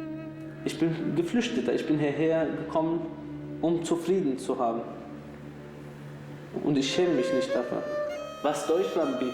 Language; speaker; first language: German; non-native, fluent; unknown